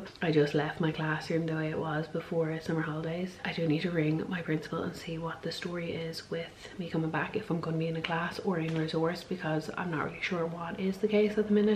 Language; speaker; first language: English; native; English